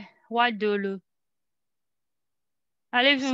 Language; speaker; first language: French; non-native, fluent; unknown